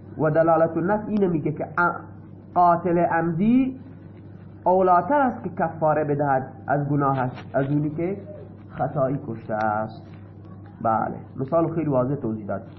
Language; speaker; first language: Persian; non-native, local second language; Baluchi